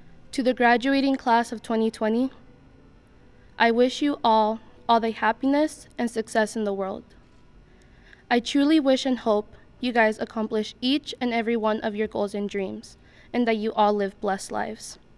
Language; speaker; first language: English; early bilingual, other home language; Spanish